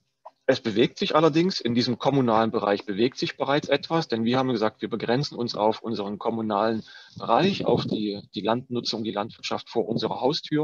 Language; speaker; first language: German; native; German